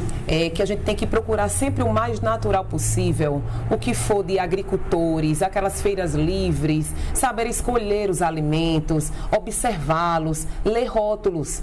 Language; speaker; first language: Portuguese; native; Portuguese